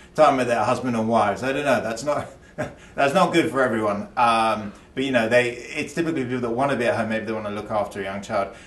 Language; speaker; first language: English; native; English